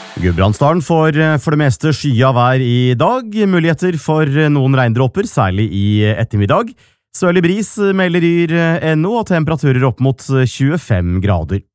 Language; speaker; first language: Norwegian; native; Norwegian